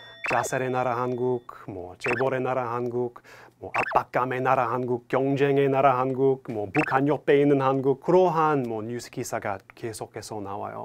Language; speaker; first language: Korean; non-native, fluent; English